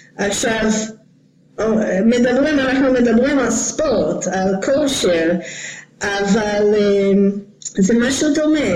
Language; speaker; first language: Hebrew; non-native, fluent; English